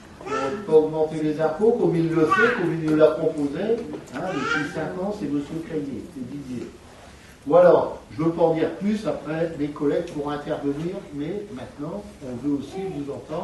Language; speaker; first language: French; native; French